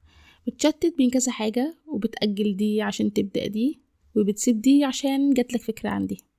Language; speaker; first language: Arabic; native; Arabic